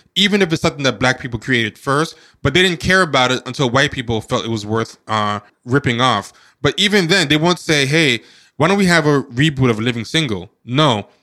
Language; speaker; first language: English; native; English